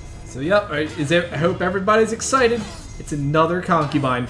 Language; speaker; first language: English; native; English